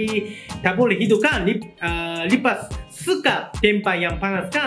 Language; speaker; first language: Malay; non-native, learner; Japanese